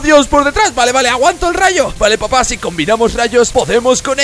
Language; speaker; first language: Spanish; native; Spanish